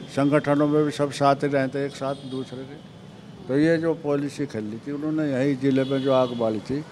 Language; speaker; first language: Hindi; native; Hindi